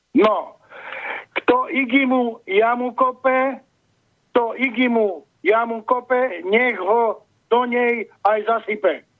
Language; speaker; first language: Slovak; native; Slovak